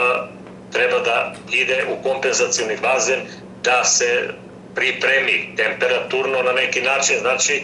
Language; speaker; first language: Serbian; native; Serbian